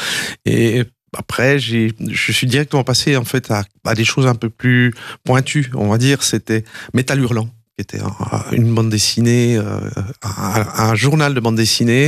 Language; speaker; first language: French; native; French